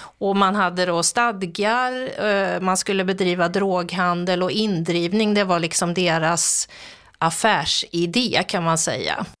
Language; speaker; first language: Swedish; native; Swedish